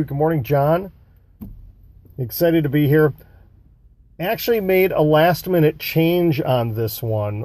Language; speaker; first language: English; native; English